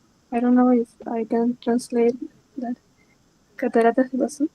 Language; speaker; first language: English; non-native, learner; Spanish